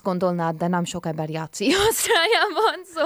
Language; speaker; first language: Hungarian; early bilingual, heritage; English